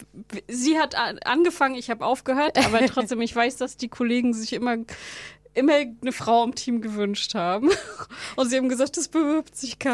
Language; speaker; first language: German; native; German